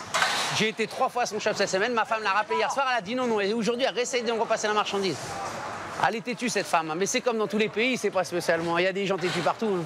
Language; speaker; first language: French; native; French